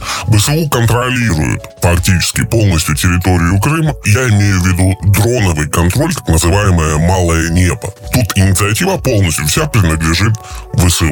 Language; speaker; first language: Russian; native; Russian